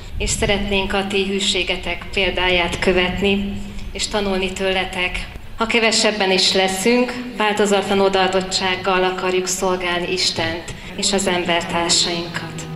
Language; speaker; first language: Hungarian; native; Hungarian